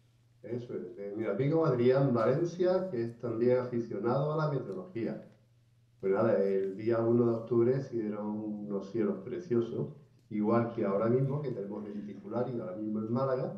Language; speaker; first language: Spanish; native; Spanish